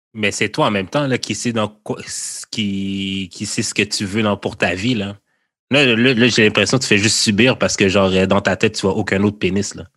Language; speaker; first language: French; early bilingual, other home language; Haitian Creole